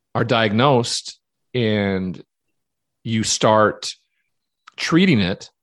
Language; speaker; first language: English; native; English